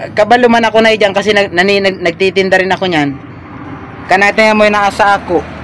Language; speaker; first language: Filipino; non-native, local second language; Cebuano